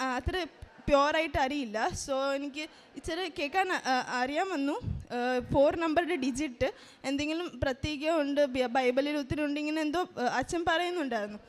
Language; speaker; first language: Malayalam; early bilingual, heritage; Malayalam